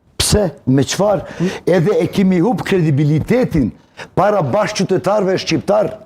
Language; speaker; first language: Albanian; non-native, local second language; Serbian